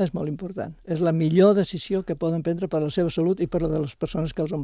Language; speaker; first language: Catalan; native; Catalan